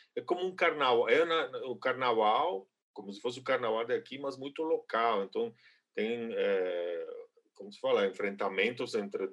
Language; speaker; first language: Portuguese; non-native, fluent; Spanish